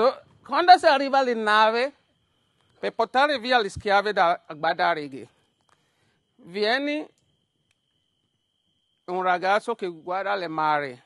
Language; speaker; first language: Italian; non-native, learner; Yoruba